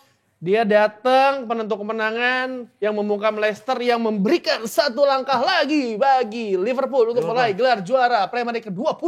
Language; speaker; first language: Indonesian; native; Indonesian